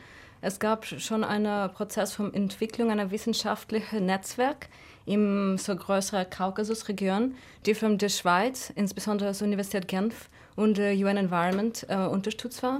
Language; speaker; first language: German; non-native, fluent; Russian